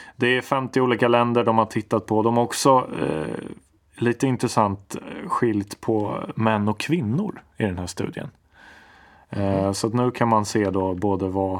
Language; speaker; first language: Swedish; native; Swedish